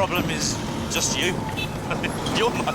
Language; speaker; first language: English; native; English